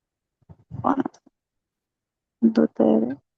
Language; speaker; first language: Italian; non-native, learner; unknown